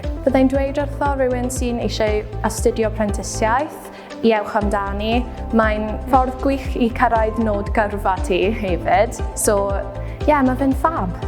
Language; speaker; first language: Welsh; non-native, local second language; English